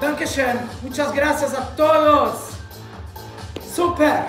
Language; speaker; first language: Spanish; non-native, fluent; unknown